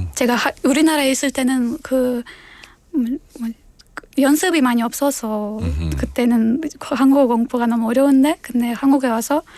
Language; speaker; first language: Korean; non-native, fluent; Kyrgyz